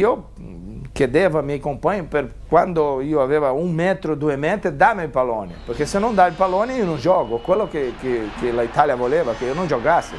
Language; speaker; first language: Italian; non-native, fluent; Portuguese